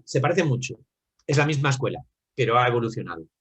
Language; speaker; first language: Spanish; native; Spanish